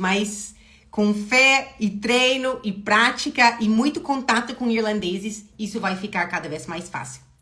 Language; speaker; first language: Portuguese; non-native, fluent; English